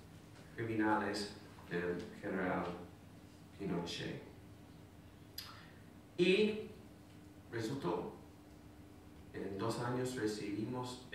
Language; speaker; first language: Spanish; non-native, fluent; English